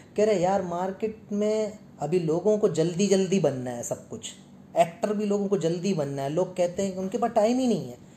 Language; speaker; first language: Hindi; native; Hindi